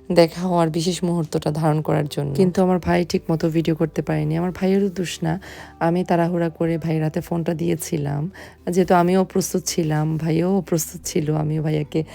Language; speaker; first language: Bangla; native; Bangla